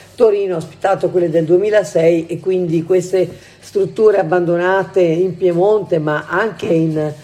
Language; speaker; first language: Italian; native; Italian